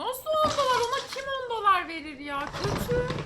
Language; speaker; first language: Turkish; native; Turkish